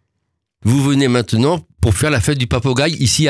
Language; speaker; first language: French; native; French